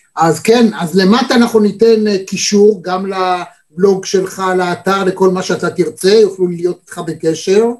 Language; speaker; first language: Hebrew; native; Hebrew